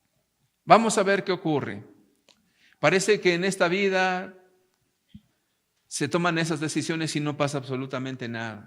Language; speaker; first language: Spanish; native; Spanish